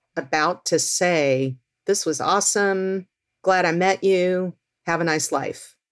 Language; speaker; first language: English; native; English